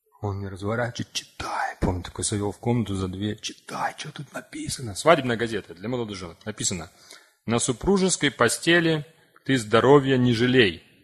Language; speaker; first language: Russian; native; Russian